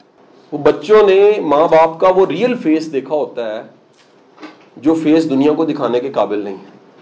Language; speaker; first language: Hindi; non-native, local second language; Punjabi